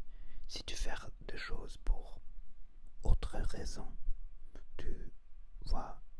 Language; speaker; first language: French; non-native, learner; Spanish